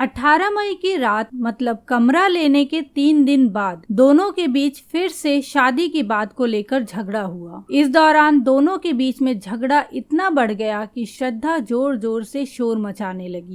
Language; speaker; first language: Hindi; native; Hindi